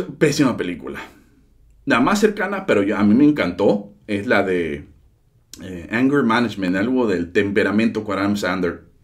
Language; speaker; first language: Spanish; early bilingual, heritage; Spanish